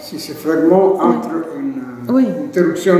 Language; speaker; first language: French; non-native, fluent; Italian